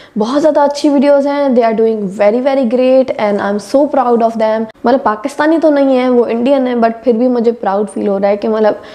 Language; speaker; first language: Urdu; native; Urdu